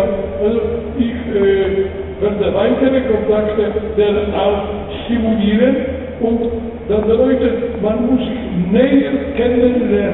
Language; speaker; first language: German; non-native, fluent; Polish